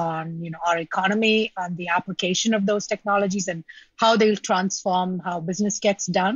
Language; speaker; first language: English; non-native, local second language; Malayalam